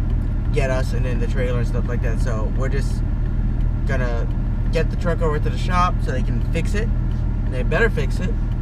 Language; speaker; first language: English; native; English